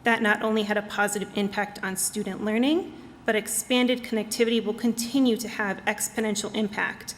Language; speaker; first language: English; native; English